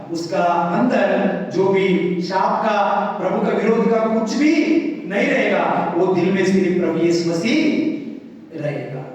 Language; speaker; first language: Hindi; non-native, local second language; Telugu